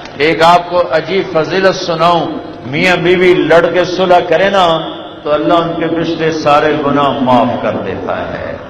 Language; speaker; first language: Urdu; non-native, local second language; Punjabi